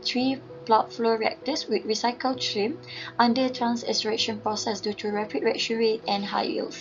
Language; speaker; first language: English; non-native, local second language; Malay